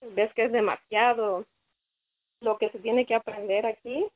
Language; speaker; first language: Spanish; native; Spanish